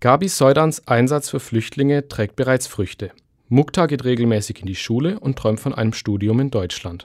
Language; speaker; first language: German; native; German